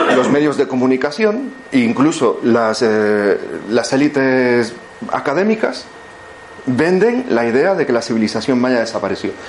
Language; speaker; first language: Spanish; native; Spanish